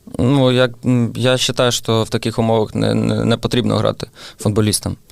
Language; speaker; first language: Ukrainian; non-native, local second language; Russian